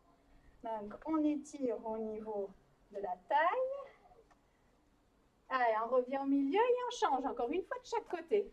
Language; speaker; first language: French; native; French